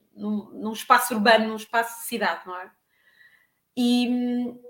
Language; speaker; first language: Portuguese; native; Portuguese